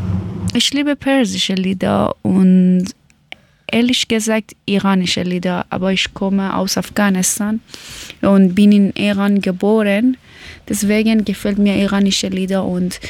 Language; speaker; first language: German; early bilingual, other home language; Persian